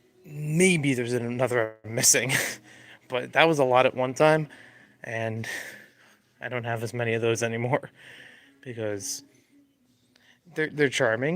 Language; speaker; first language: English; native; English